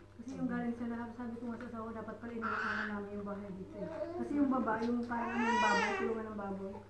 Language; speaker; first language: Filipino; non-native, local second language; Bikol